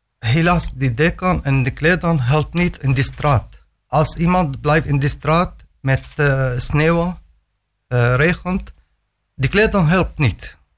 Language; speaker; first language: Dutch; non-native, learner; Arabic